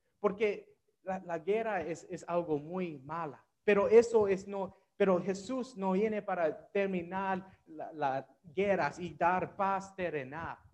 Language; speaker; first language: Spanish; non-native, learner; English